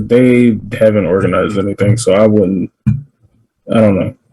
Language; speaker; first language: English; native; English